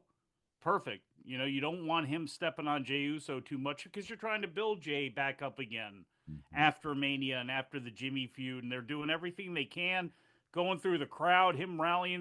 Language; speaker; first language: English; native; English